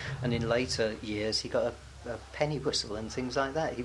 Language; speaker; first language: English; native; English